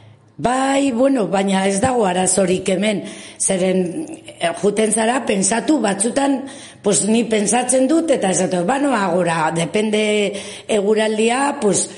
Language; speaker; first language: Basque; non-native, local second language; Spanish